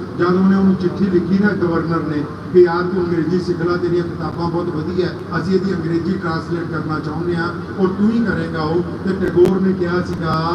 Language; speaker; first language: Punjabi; non-native, local second language; Urdu